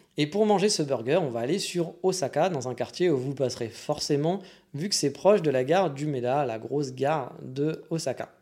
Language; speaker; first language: French; native; French